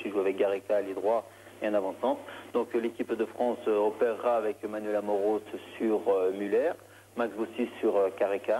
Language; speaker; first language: French; native; French